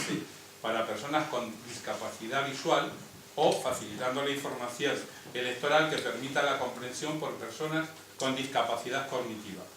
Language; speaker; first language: Spanish; native; Spanish